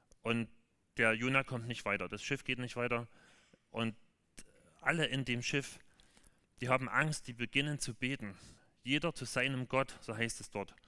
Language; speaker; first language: German; native; German